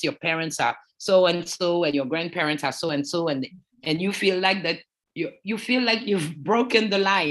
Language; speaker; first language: English; non-native, fluent; French